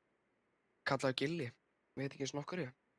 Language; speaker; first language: Icelandic; native; Icelandic